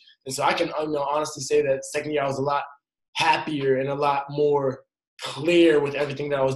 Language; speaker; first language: English; native; English